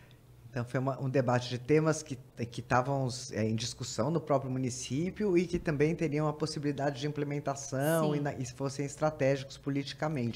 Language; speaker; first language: Portuguese; native; Portuguese